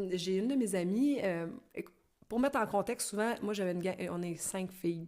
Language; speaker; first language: French; native; French